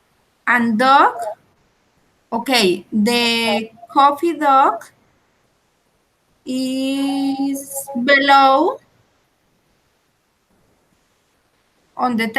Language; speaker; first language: English; non-native, learner; Spanish